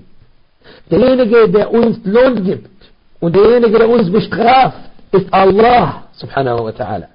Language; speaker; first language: German; non-native, fluent; Arabic